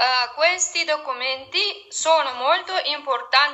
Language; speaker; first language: Italian; non-native, learner; Russian